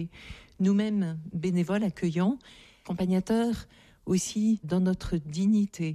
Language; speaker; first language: French; native; French